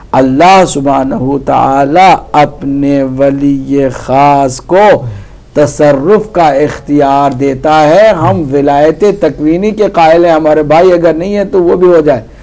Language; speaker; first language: Urdu; native; Urdu